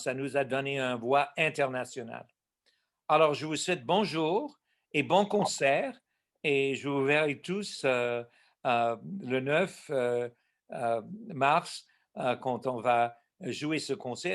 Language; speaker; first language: French; non-native, local second language; English